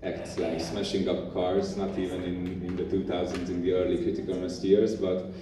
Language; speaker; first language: English; non-native, fluent; Hungarian